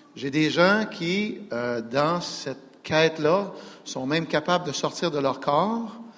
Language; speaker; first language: French; native; French